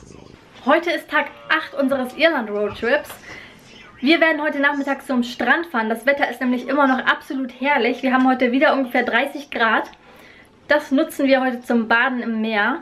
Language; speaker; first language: German; native; German